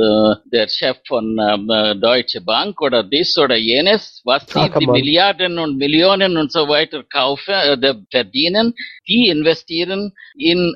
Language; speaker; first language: German; non-native, fluent; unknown